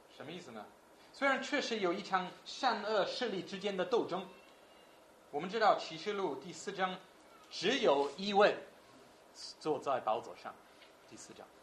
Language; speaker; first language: Chinese; non-native, fluent; English